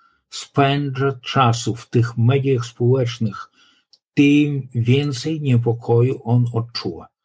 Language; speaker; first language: Polish; non-native, local second language; Lithuanian